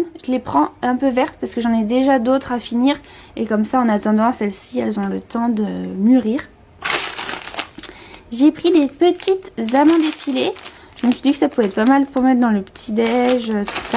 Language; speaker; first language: French; native; French